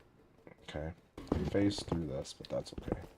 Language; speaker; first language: English; native; English